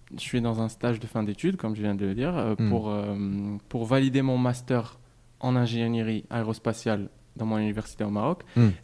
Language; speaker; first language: French; non-native, local second language; Arabic